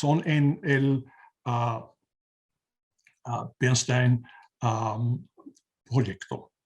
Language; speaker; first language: Spanish; non-native, learner; German